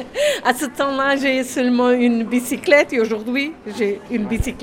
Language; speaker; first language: French; non-native, learner; German